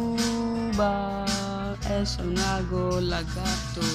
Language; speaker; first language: Spanish; non-native, learner; French